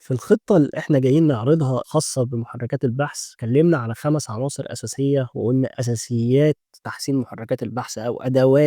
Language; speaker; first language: Arabic; native; Arabic